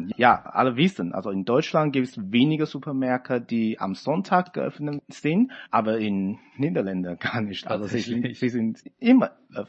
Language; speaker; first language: German; non-native, fluent; Chinese